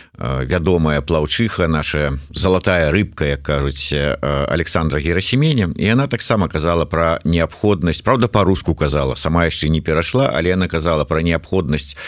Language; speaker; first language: Belarusian; non-native, local second language; Russian